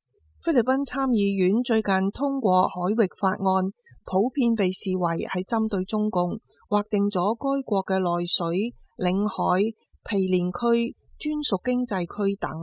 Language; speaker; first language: Chinese; non-native, local second language; Cantonese